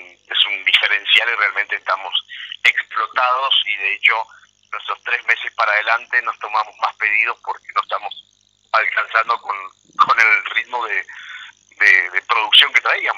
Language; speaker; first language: Spanish; native; Spanish